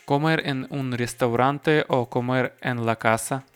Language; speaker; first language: Spanish; non-native, learner; Russian